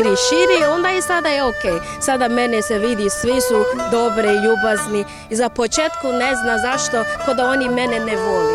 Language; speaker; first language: Bosnian; non-native, learner; Chinese